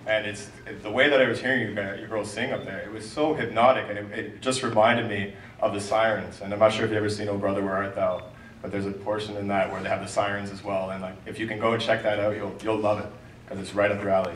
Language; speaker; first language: English; native; English